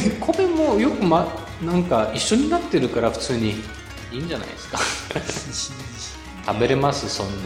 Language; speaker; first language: Japanese; non-native, fluent; Bulgarian